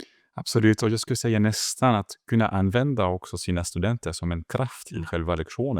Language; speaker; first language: Swedish; non-native, fluent; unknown